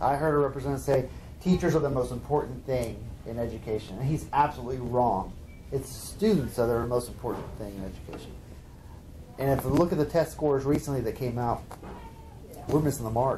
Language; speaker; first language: English; native; English